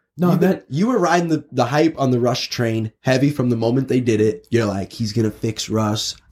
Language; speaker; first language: English; native; English